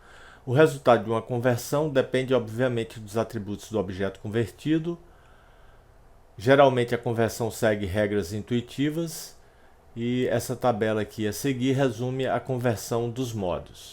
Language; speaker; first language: Portuguese; native; Portuguese